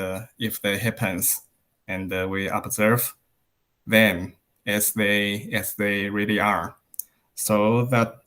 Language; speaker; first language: English; non-native, learner; Chinese